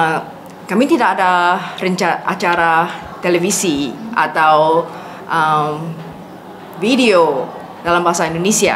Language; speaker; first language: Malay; non-native, fluent; English